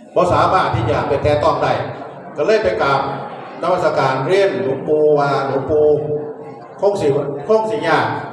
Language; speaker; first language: Thai; non-native, local second language; Northeastern Thai